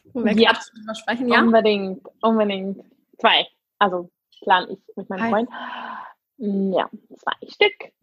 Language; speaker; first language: German; non-native, fluent; English